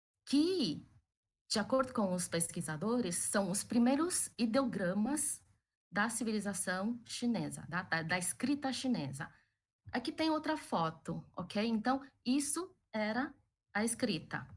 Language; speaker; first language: Portuguese; early bilingual, other home language; Chinese